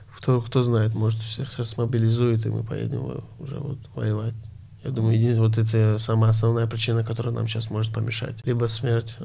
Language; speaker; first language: Russian; early bilingual, other home language; Azerbaijani